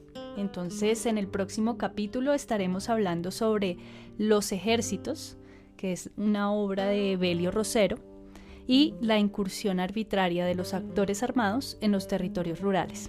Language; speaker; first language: Spanish; native; Spanish